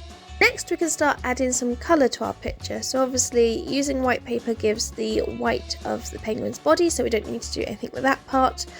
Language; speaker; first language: English; native; English